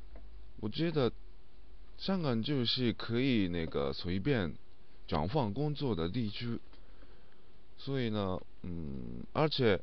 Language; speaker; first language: Chinese; non-native, learner; Japanese